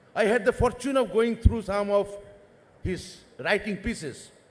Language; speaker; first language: English; non-native, local second language; Bangla